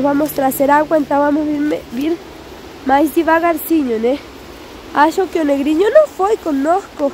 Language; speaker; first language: Portuguese; non-native, local second language; Spanish